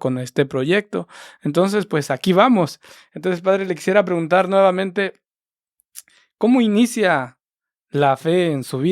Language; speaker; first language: Spanish; native; Spanish